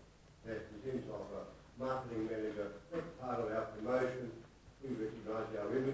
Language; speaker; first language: English; native; English